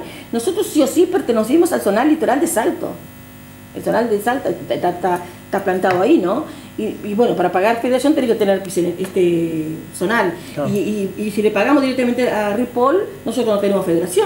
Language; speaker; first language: Spanish; native; Spanish